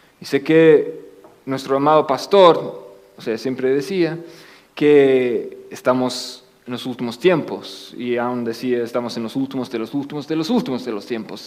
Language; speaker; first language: Spanish; non-native, fluent; English